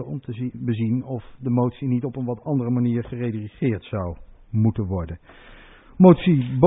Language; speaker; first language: Dutch; native; Dutch